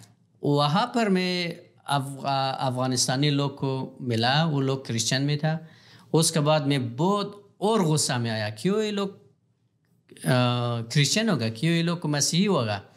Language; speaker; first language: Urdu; non-native, learner; Pashto